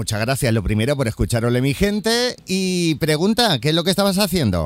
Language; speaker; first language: Spanish; native; Spanish